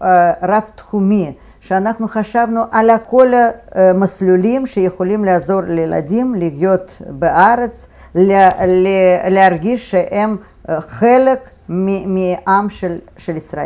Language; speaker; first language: Hebrew; non-native, fluent; Russian